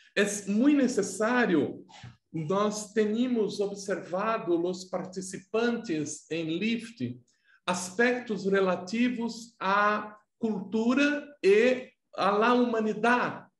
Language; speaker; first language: Portuguese; native; Portuguese